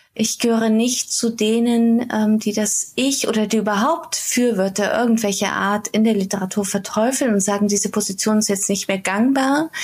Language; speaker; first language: German; native; German